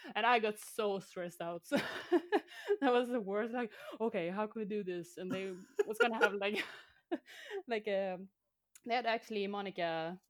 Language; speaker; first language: English; non-native, fluent; Swedish